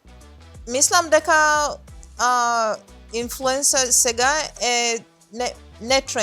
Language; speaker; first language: Macedonian; non-native, learner; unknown